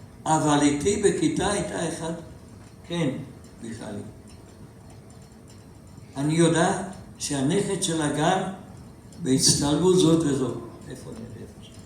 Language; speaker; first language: Hebrew; non-native, fluent; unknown